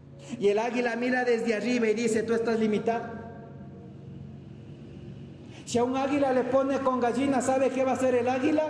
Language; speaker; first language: Spanish; native; Spanish